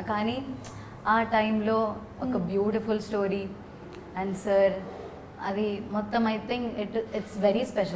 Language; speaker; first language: Telugu; non-native, learner; Malayalam